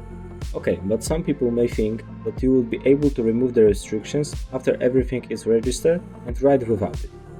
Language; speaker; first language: English; non-native, fluent; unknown